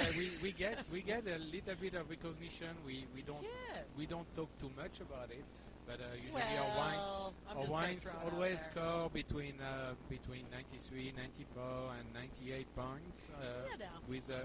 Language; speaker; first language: English; non-native, fluent; French